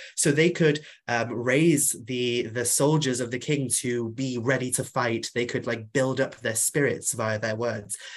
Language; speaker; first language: English; non-native, local second language; Welsh